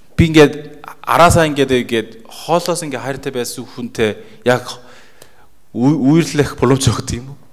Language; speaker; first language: Mongolian; native; Mongolian